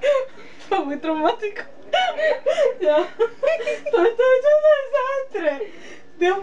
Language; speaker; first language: Spanish; native; Spanish